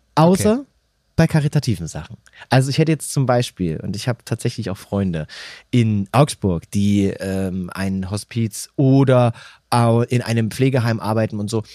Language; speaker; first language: German; native; German